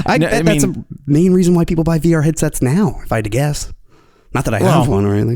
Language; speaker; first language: English; native; English